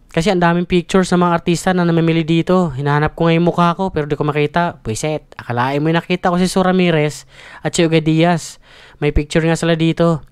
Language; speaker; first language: Filipino; native; Filipino